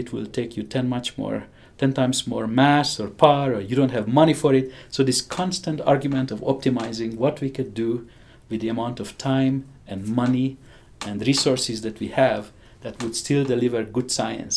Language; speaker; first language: English; non-native, fluent; Hungarian